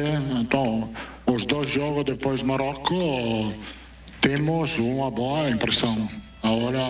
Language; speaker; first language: Portuguese; non-native, fluent; Italian